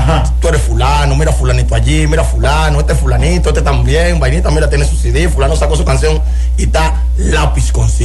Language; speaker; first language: Spanish; native; Spanish